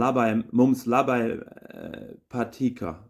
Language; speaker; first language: Lithuanian; non-native, learner; German